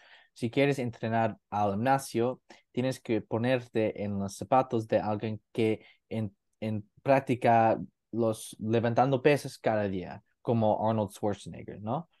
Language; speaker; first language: Spanish; non-native, learner; English